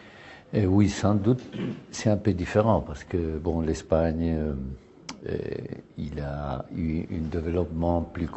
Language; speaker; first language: French; non-native, learner; Spanish